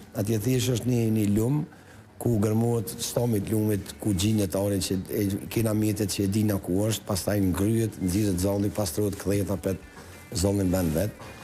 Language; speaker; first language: Albanian; native; Albanian